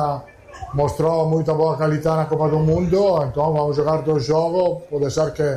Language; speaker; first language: Portuguese; non-native, fluent; Italian